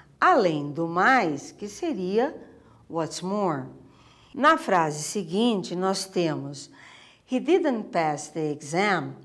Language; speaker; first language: Portuguese; native; Portuguese